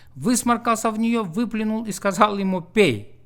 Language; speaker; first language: Russian; non-native, local second language; Kyrgyz